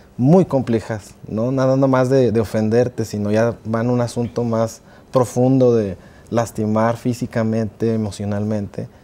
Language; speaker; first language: Spanish; native; Spanish